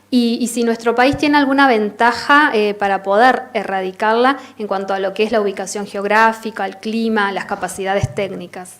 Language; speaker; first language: Spanish; native; Spanish